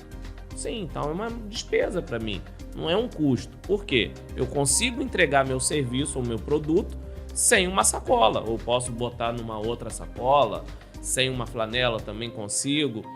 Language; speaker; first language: Portuguese; native; Portuguese